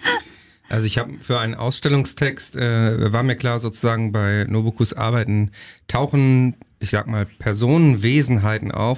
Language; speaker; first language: German; native; German